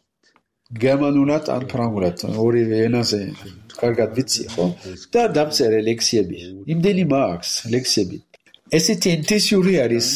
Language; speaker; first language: Georgian; non-native, learner; French